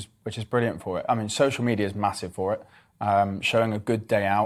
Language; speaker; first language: English; native; English